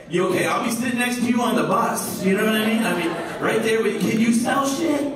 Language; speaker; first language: English; native; English